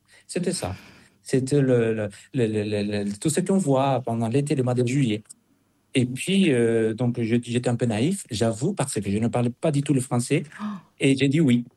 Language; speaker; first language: French; non-native, fluent; Spanish